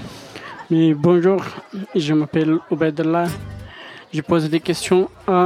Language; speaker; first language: French; non-native, learner; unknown